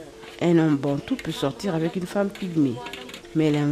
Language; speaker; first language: French; non-native, local second language; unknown